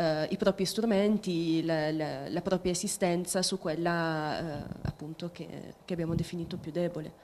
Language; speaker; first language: Italian; native; Italian